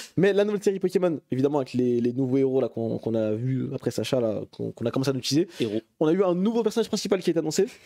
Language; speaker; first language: French; native; French